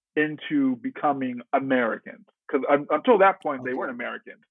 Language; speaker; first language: English; native; English